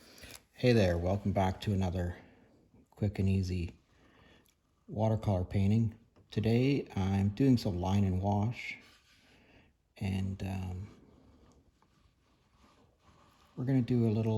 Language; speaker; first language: English; native; English